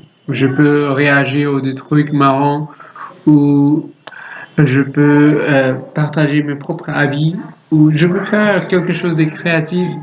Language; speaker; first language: French; non-native, learner; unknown